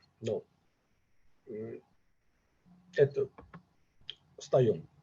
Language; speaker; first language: Russian; non-native, fluent; Catalan